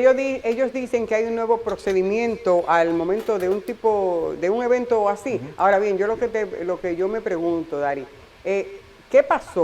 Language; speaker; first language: Spanish; native; Spanish